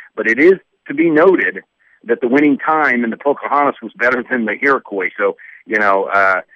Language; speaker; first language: English; native; English